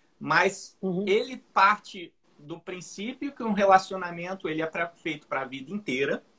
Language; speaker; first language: Portuguese; native; Portuguese